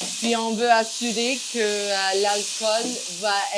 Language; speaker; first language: French; non-native, fluent; English